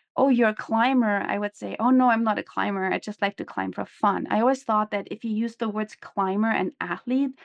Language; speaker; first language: English; non-native, fluent; German